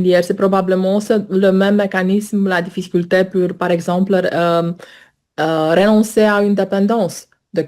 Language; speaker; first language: French; non-native, fluent; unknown